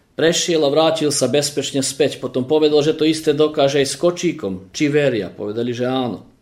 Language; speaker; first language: Slovak; early bilingual, heritage; Slovak